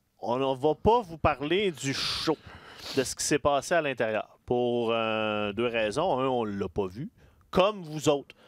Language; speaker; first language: French; native; French